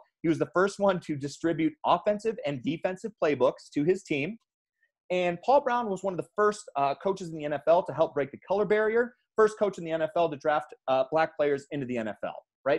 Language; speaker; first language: English; native; English